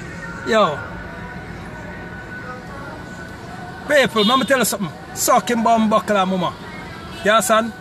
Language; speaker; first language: English; native; English